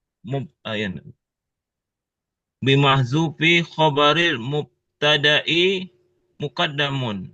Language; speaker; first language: Arabic; non-native, learner; Indonesian